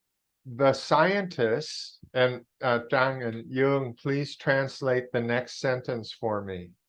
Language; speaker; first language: English; non-native, fluent; Vietnamese